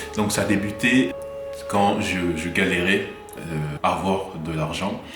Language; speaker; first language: French; early bilingual, other home language; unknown